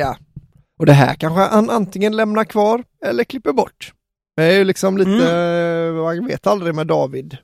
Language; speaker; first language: Swedish; native; Swedish